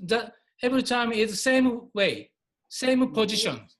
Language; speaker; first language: English; non-native, learner; Japanese